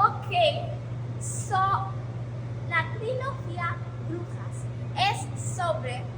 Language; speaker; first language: Spanish; non-native, learner; English